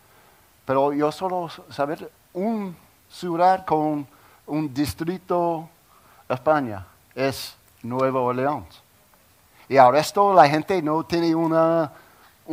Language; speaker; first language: Spanish; non-native, learner; English